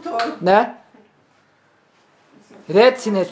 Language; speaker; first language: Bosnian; non-native, learner; Norwegian